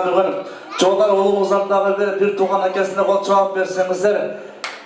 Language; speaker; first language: Kyrgyz; native; Kyrgyz